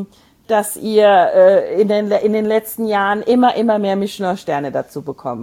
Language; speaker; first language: German; native; German